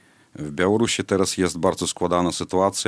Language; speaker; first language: Polish; non-native, fluent; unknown